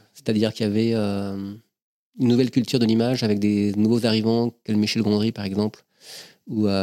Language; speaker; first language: French; native; French